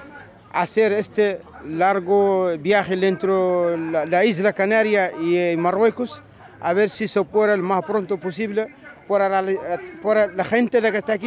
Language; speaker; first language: Spanish; non-native, learner; Arabic